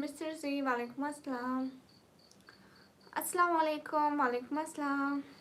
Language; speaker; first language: Hindi; non-native, local second language; Punjabi